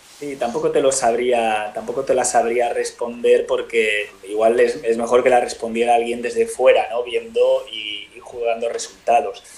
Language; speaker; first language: Spanish; native; Spanish